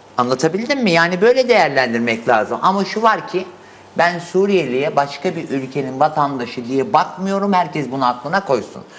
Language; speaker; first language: Turkish; native; Turkish